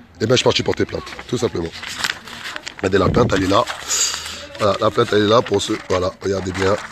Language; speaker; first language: French; early bilingual, other home language; Soninke